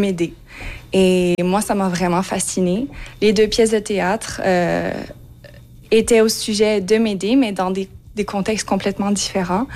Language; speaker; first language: French; native; French